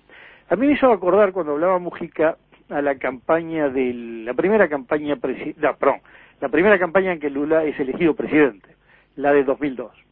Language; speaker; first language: Spanish; native; Spanish